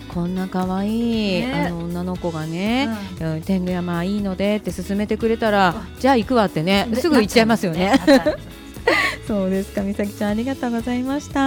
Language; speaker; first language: Japanese; native; Japanese